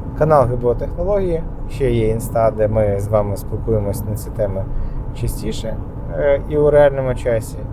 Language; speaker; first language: Ukrainian; non-native, local second language; Russian